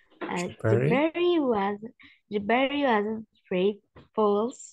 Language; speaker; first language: English; non-native, learner; Arabic